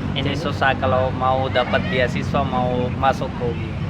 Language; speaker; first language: Indonesian; non-native, learner; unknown